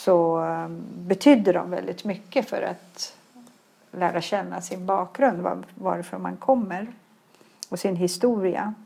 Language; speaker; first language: Swedish; early bilingual, other home language; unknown